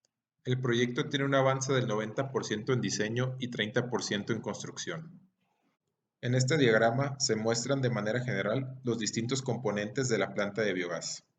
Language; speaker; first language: Spanish; native; Spanish